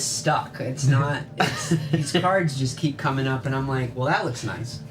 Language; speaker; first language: English; native; English